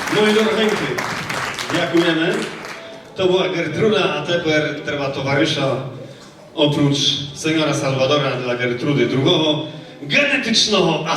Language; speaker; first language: Polish; non-native, local second language; Rusyn